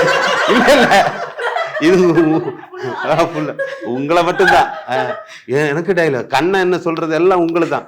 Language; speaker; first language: Tamil; non-native, learner; Malayalam